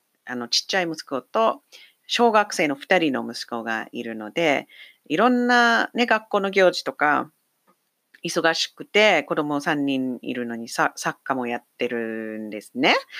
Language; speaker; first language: Japanese; non-native, fluent; English